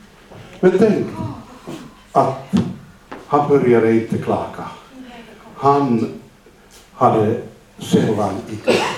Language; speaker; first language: Swedish; non-native, fluent; Finnish